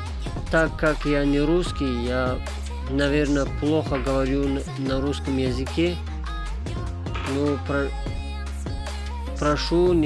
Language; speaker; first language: Russian; non-native, fluent; Tajik